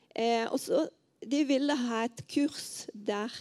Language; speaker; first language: Norwegian; non-native, fluent; Portuguese